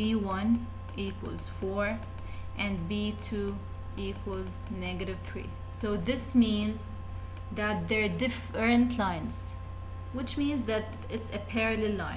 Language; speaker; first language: English; non-native, fluent; Arabic